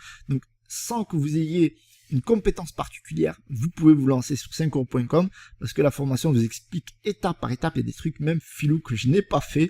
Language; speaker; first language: French; native; French